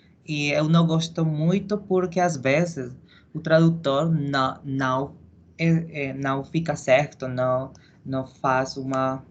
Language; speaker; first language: Portuguese; non-native, learner; Spanish